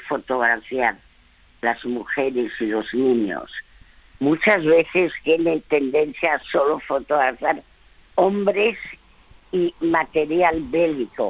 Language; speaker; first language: Spanish; early bilingual, other home language; French